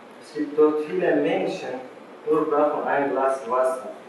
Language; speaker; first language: German; non-native, learner; Arabic